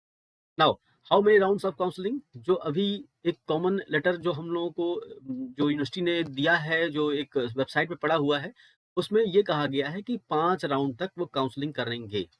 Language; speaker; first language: Hindi; native; Hindi